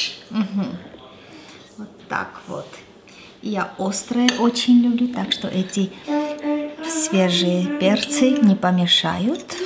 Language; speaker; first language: Russian; non-native, fluent; Armenian